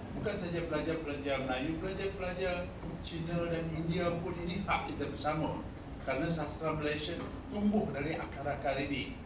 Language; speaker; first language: Malay; native; Malay